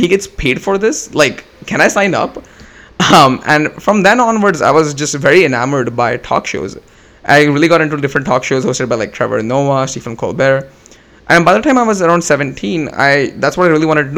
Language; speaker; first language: English; non-native, local second language; Hindi